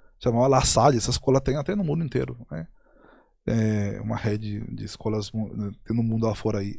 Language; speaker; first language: Portuguese; non-native, fluent; Spanish